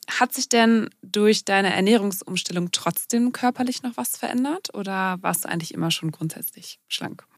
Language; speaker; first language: German; native; German